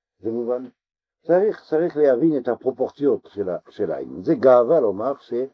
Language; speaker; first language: Hebrew; non-native, fluent; French